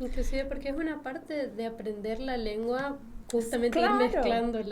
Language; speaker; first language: Portuguese; non-native, local second language; Spanish